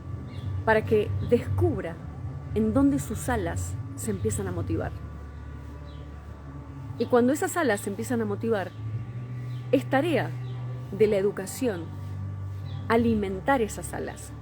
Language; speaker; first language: Spanish; native; Spanish